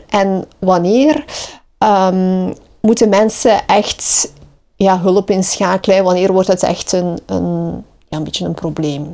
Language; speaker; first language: Dutch; native; Dutch